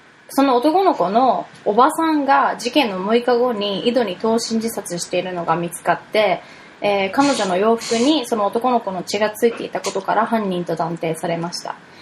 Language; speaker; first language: Japanese; early bilingual, heritage; Japanese